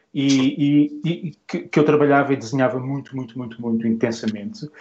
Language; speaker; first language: Portuguese; native; Portuguese